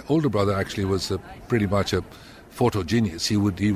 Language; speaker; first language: English; non-native, local second language; Tamil